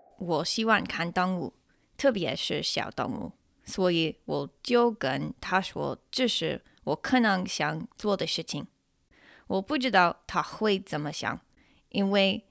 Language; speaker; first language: Chinese; non-native, fluent; English